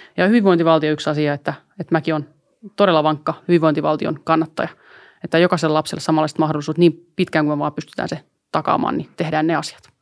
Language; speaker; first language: Finnish; early bilingual, other home language; Albanian